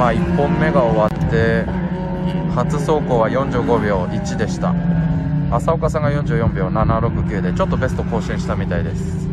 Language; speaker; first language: Japanese; native; Japanese